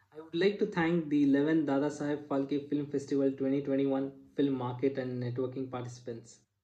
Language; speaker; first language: English; non-native, local second language; Kannada